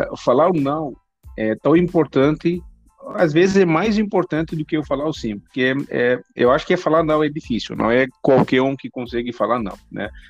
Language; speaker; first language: Portuguese; non-native, fluent; Arabic